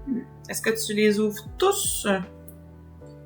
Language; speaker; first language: French; native; French